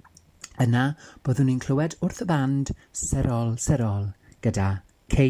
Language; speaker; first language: Welsh; native; Welsh